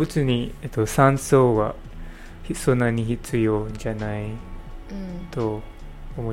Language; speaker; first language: Japanese; non-native, learner; English